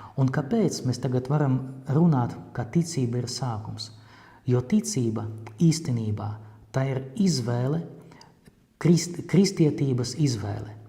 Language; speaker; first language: Latvian; non-native, local second language; Russian